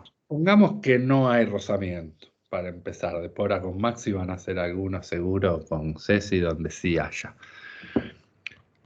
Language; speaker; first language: Spanish; native; Spanish